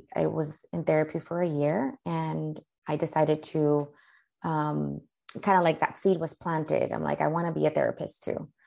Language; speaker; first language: English; early bilingual, other home language; Spanish